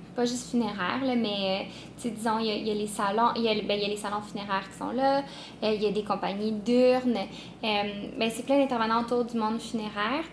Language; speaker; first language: French; native; French